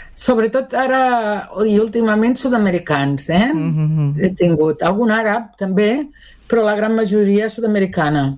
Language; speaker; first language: Catalan; non-native, local second language; Spanish